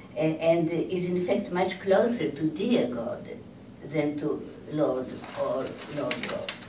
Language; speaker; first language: English; non-native, fluent; Polish